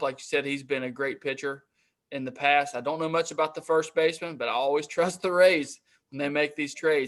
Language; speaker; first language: English; native; English